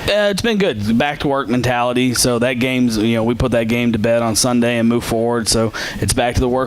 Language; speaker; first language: English; native; English